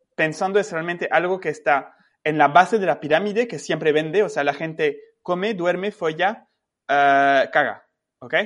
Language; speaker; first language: Spanish; non-native, fluent; French